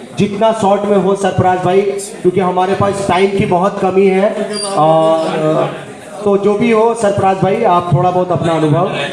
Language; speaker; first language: Hindi; native; Hindi